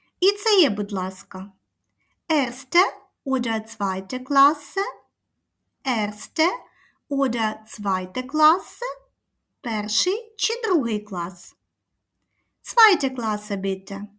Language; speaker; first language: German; non-native, fluent; Ukrainian